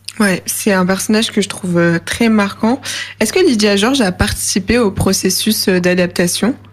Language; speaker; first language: French; native; French